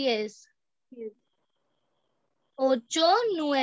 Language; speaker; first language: Spanish; non-native, fluent; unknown